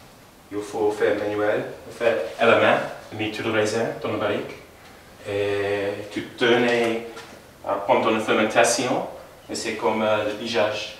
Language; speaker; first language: French; non-native, learner; English